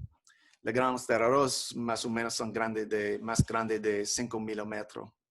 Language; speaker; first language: Spanish; non-native, fluent; English